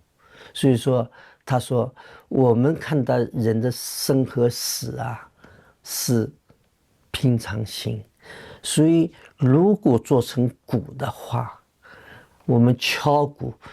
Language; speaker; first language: Chinese; native; Chinese